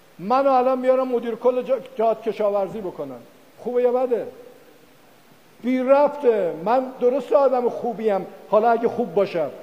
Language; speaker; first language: Persian; non-native, local second language; Azerbaijani